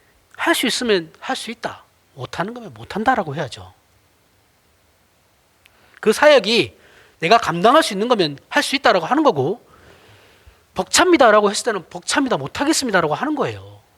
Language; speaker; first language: Korean; native; Korean